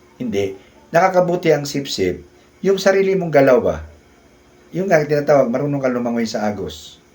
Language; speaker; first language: Filipino; non-native, local second language; Cebuano